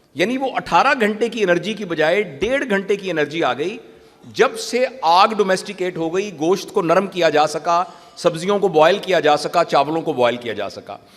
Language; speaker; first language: Urdu; native; Urdu